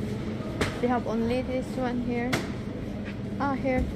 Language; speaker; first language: English; non-native, local second language; Filipino